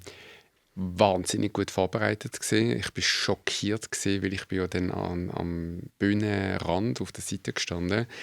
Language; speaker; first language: German; native; German